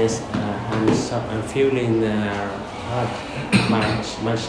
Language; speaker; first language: English; non-native, learner; Vietnamese